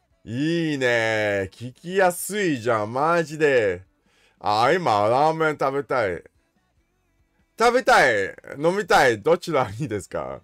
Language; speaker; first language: Japanese; non-native, learner; English